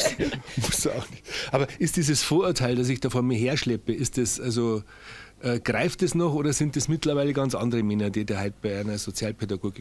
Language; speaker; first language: German; native; German